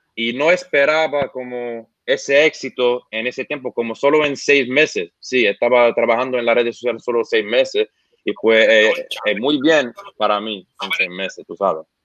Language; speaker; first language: Spanish; non-native, fluent; Arabic